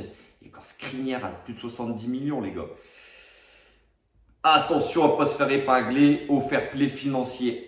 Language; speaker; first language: French; native; French